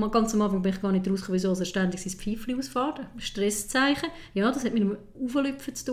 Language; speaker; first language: German; native; German